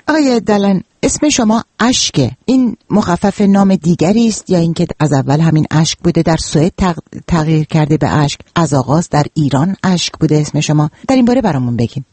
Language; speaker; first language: Persian; native; Persian